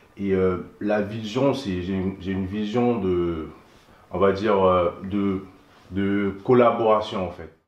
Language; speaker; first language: French; non-native, local second language; Haitian Creole